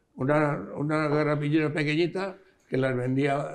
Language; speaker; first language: Spanish; native; Spanish